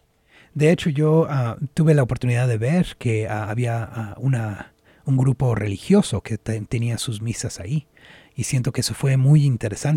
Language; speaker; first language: Spanish; native; Spanish